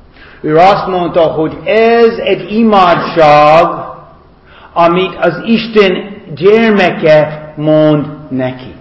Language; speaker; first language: Hungarian; non-native, learner; English